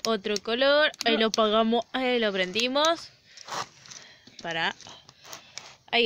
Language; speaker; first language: Spanish; native; Spanish